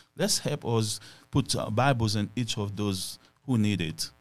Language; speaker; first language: English; non-native, fluent; Haitian Creole